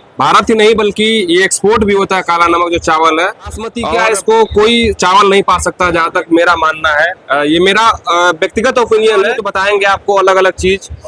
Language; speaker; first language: Hindi; native; Hindi